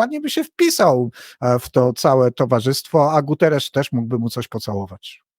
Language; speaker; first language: Polish; native; Polish